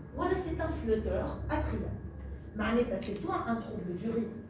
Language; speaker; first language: French; non-native, local second language; Arabic